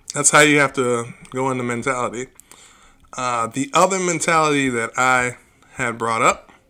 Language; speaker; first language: English; native; English